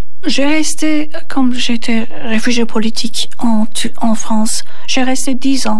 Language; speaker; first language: French; non-native, learner; Turkish